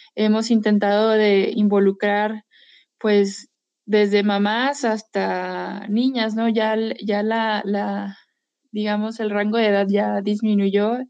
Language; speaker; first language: Spanish; native; Spanish